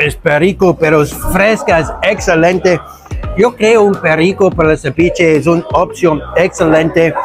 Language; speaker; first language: Spanish; non-native, learner; English